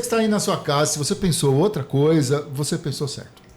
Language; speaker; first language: Portuguese; native; Portuguese